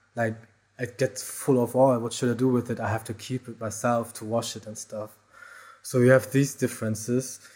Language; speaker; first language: English; non-native, fluent; German